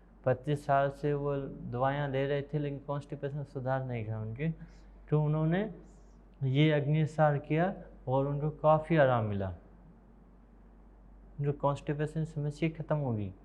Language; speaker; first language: Hindi; native; Hindi